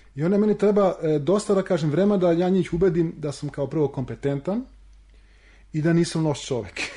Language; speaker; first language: Serbian; early bilingual, heritage; Serbian